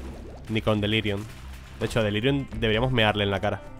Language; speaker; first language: Spanish; native; Spanish